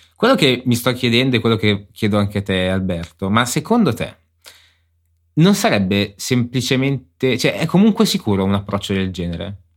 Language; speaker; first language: Italian; native; Italian